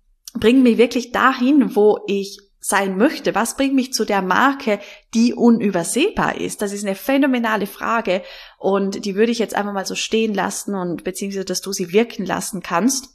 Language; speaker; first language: German; native; German